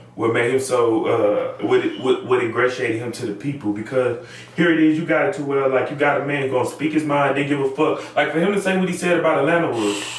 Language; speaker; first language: English; native; English